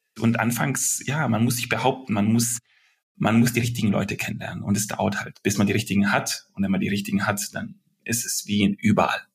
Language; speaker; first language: German; early bilingual, other home language; Serbian